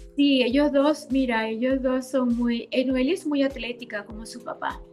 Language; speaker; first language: Spanish; native; Spanish